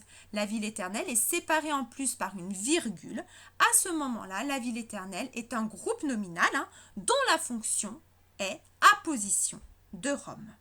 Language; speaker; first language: French; native; French